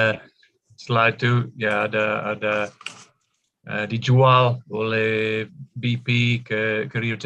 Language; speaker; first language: Indonesian; non-native, fluent; English